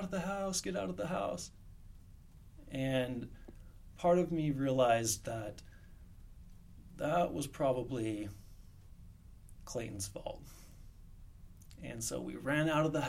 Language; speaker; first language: English; native; English